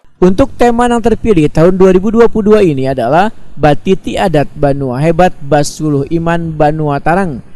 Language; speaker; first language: Indonesian; non-native, local second language; Banjar